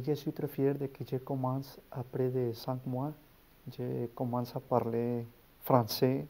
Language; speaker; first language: French; non-native, learner; Spanish